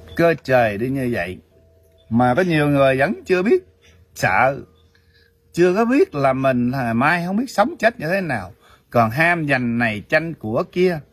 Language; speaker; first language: Vietnamese; early bilingual, heritage; Vietnamese